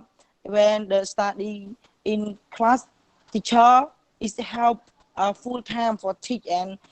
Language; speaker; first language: English; non-native, learner; Khmer